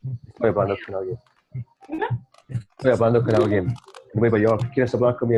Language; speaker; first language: Spanish; non-native, learner; English